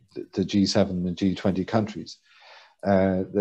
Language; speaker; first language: English; native; English